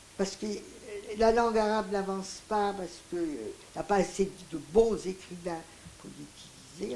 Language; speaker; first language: French; non-native, local second language; Greek